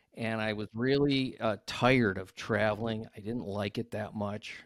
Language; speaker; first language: English; native; English